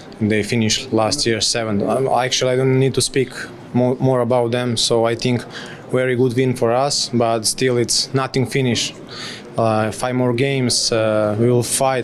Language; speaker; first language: English; non-native, fluent; Polish